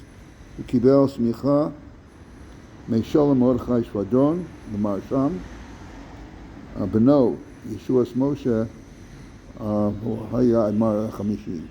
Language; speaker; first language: Hebrew; non-native, fluent; English